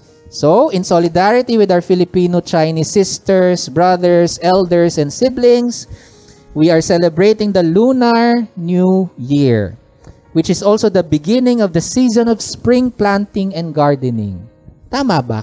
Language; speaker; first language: English; non-native, local second language; Filipino